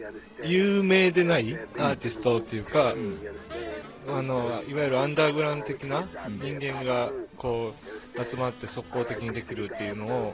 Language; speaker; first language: Japanese; native; Japanese